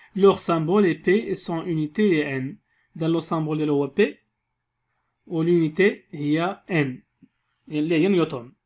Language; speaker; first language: French; non-native, local second language; Arabic